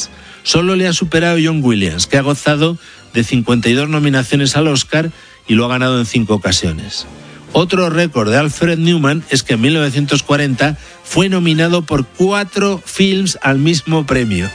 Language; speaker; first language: Spanish; native; Spanish